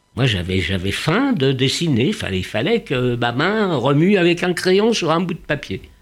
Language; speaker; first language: French; early bilingual, other home language; Yiddish